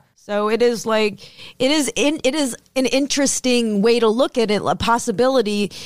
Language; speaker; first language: English; early bilingual, other home language; Hindi